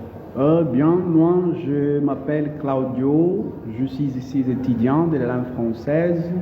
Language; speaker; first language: French; non-native, learner; Portuguese